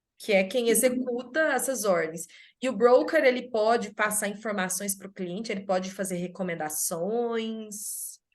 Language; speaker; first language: Portuguese; native; Portuguese